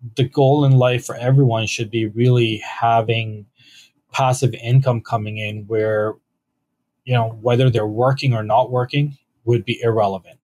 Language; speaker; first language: English; native; English